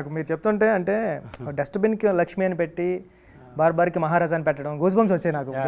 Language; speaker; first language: Telugu; native; Telugu